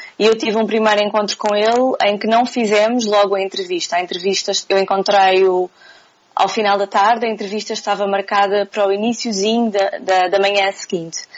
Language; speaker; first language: Portuguese; native; Portuguese